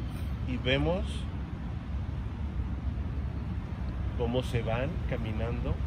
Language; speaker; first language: Spanish; native; Spanish